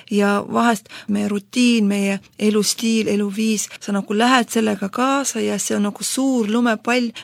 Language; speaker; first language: Estonian; non-native, local second language; Russian